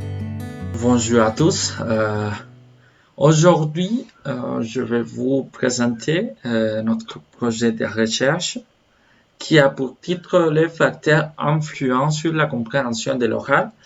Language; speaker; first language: French; non-native, fluent; Spanish